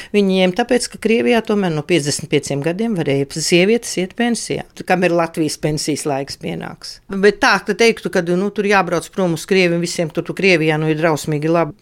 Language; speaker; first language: Latvian; non-native, local second language; Russian